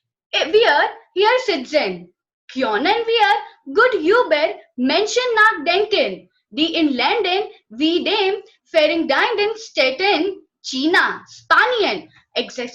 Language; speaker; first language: German; non-native, learner; Gujarati